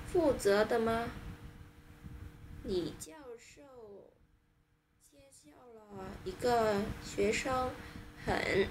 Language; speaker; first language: Chinese; non-native, learner; Vietnamese